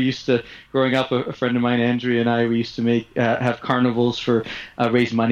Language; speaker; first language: English; native; English